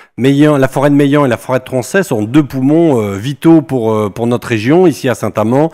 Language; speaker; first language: French; native; French